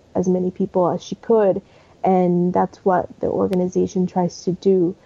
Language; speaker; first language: English; early bilingual, other home language; Spanish